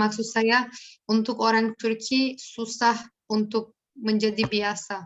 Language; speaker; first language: Indonesian; non-native, learner; Turkish